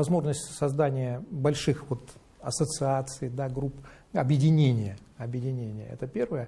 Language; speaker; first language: Russian; native; Russian